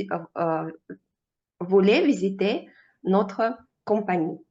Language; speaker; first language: French; non-native, fluent; Russian